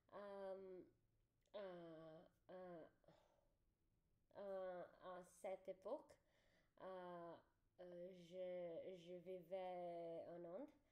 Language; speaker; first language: French; non-native, learner; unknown